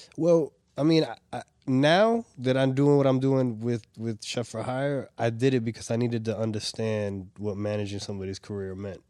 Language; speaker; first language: English; native; English